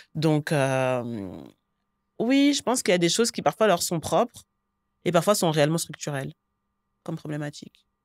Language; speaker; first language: French; native; French